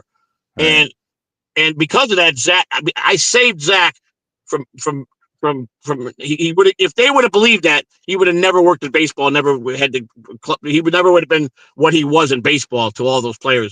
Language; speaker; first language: English; native; English